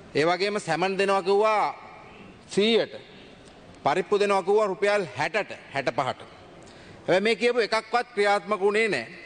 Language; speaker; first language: Sinhala; native; Sinhala